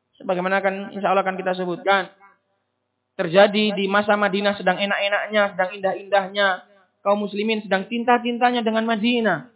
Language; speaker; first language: Indonesian; native; Indonesian